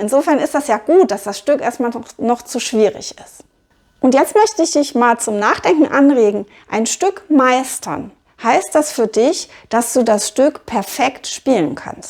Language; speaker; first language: German; native; German